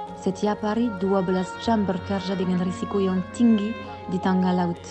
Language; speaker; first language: Indonesian; native; Indonesian